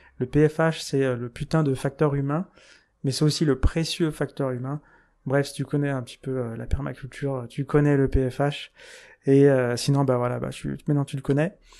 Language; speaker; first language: French; native; French